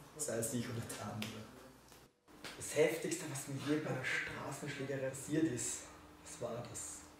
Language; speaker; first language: German; native; German